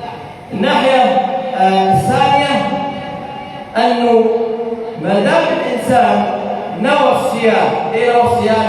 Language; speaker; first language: Arabic; native; Arabic